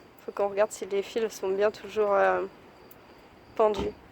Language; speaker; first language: French; native; French